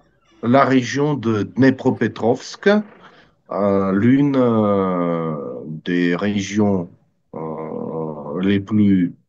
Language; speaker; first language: French; non-native, fluent; Russian